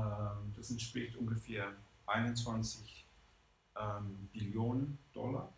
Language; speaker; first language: German; non-native, fluent; English